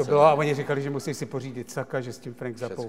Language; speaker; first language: Czech; native; Czech